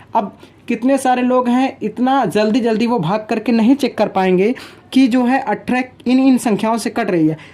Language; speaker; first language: Hindi; native; Hindi